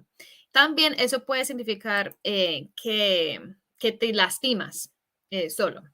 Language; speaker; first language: Spanish; non-native, fluent; English